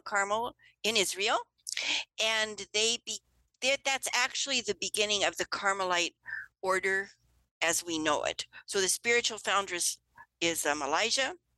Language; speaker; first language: English; native; English